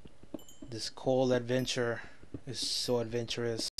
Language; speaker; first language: English; native; English